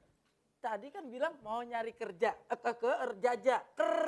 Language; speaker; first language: Indonesian; native; Indonesian